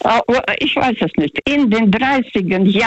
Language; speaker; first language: German; early bilingual, heritage; German